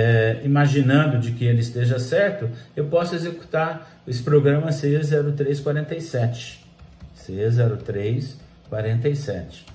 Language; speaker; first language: Portuguese; native; Portuguese